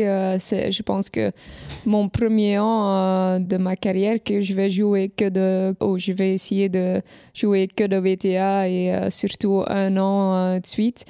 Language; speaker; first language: French; non-native, local second language; Dutch